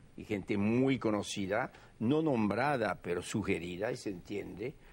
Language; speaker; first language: Spanish; non-native, fluent; French